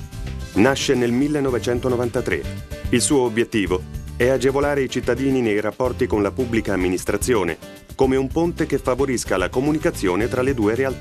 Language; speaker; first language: Italian; native; Italian